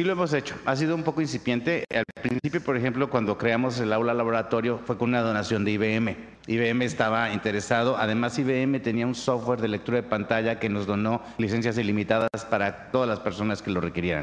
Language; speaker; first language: Spanish; native; Spanish